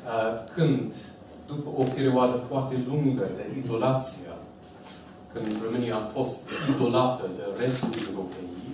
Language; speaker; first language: Romanian; non-native, fluent; English